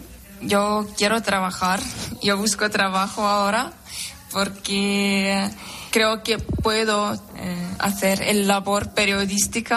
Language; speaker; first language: Spanish; non-native, learner; Ukrainian